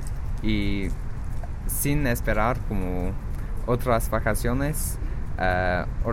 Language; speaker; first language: Spanish; non-native, fluent; English